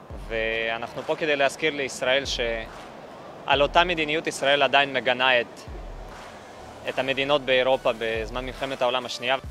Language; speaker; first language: Hebrew; non-native, fluent; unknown